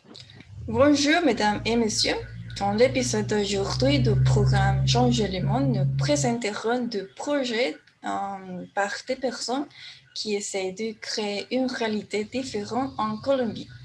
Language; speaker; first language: French; non-native, learner; Spanish